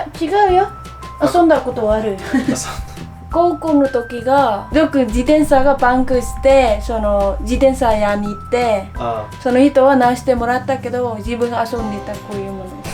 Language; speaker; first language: Japanese; non-native, learner; Vietnamese